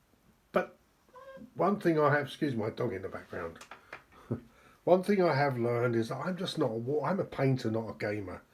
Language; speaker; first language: English; native; English